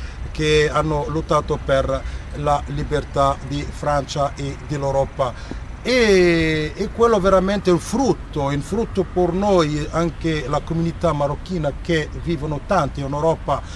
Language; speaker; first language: Italian; non-native, fluent; Arabic